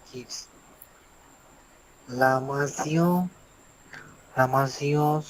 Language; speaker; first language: French; non-native, learner; Bangla